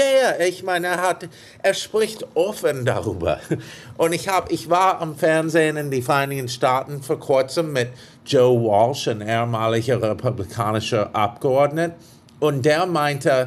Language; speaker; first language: German; non-native, fluent; English